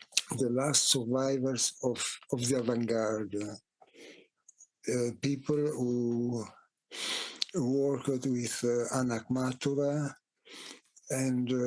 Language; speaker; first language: English; non-native, fluent; Italian